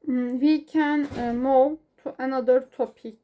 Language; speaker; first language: English; non-native, learner; Turkish